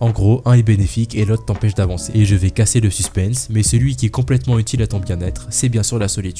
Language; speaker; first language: French; native; French